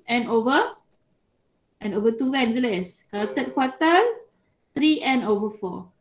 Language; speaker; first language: Malay; native; Malay